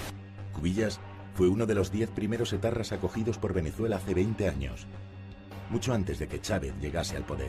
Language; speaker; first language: Spanish; native; Spanish